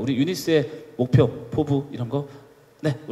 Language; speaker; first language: Korean; native; Korean